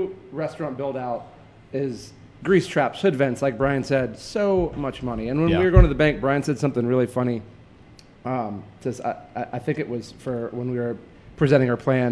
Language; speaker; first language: English; native; English